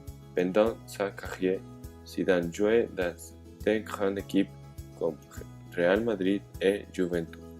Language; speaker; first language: French; non-native, learner; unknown